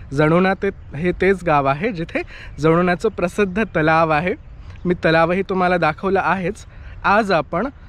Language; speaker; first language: Marathi; native; Marathi